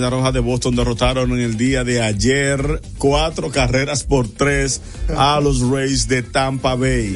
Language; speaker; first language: Spanish; native; Spanish